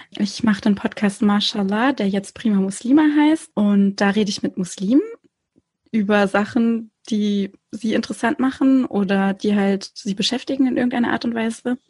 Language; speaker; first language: German; early bilingual, other home language; Turkish